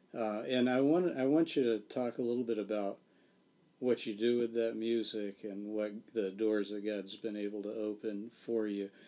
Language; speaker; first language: English; native; English